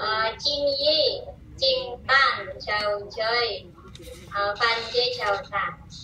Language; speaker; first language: Chinese; non-native, learner; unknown